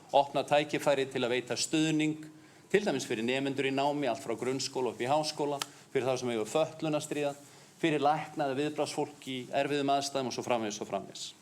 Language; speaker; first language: Icelandic; native; Icelandic